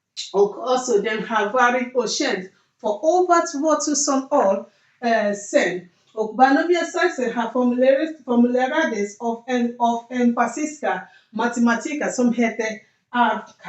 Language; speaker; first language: Swedish; non-native, learner; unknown